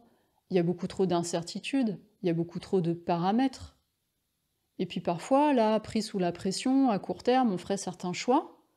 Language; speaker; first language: French; native; French